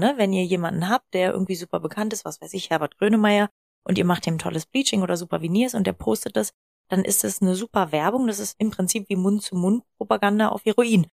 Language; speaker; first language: German; native; German